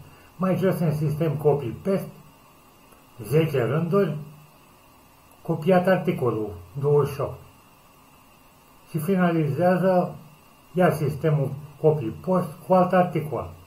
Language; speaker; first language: Romanian; native; Romanian